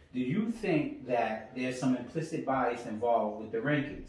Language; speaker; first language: English; native; English